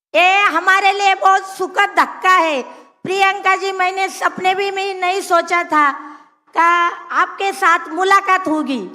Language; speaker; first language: Hindi; non-native, local second language; Marathi